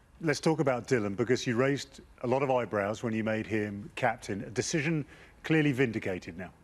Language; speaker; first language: English; native; English